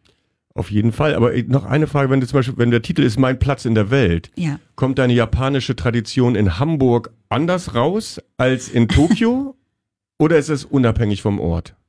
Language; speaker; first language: German; native; German